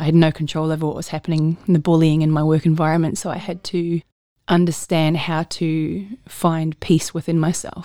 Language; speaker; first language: English; native; English